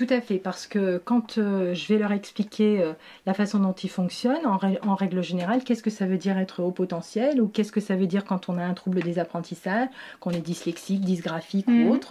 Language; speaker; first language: French; native; French